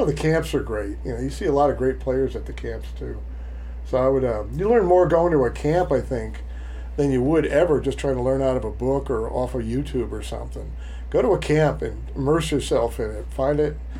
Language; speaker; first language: English; native; English